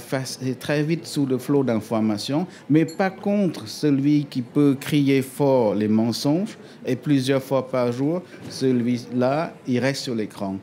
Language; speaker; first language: French; non-native, fluent; Khmer